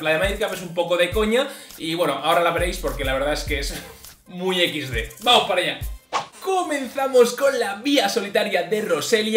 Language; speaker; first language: Spanish; native; Spanish